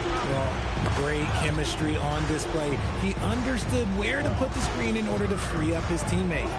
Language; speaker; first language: English; native; English